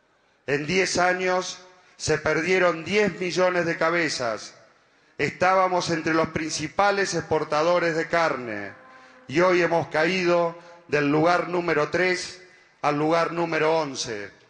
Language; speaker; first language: Spanish; native; Spanish